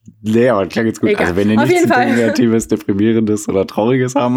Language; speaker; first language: German; native; German